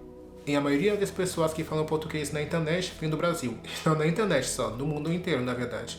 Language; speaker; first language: Portuguese; non-native, fluent; French